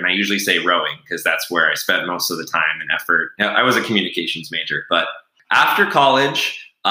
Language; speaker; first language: English; native; English